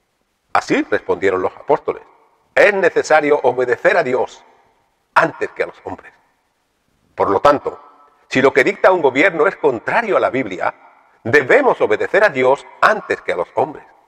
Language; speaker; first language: Spanish; native; Spanish